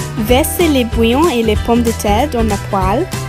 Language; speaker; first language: French; non-native, learner; English